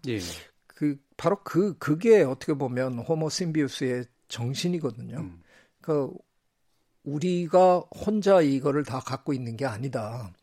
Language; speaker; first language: Korean; native; Korean